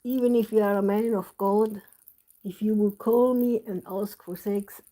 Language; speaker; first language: English; non-native, learner; German